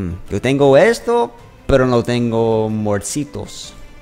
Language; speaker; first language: Spanish; non-native, learner; English